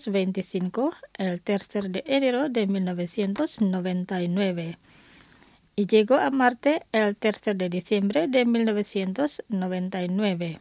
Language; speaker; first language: Spanish; non-native, fluent; Indonesian